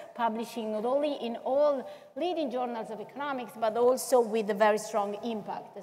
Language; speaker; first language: English; non-native, fluent; Italian